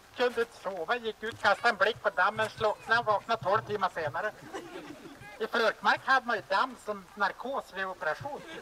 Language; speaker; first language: Swedish; native; Swedish